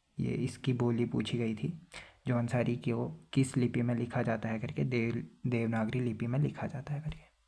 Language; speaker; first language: Hindi; native; Hindi